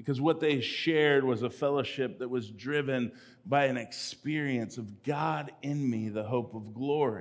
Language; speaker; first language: English; native; English